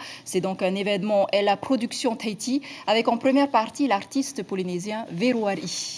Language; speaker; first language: French; native; French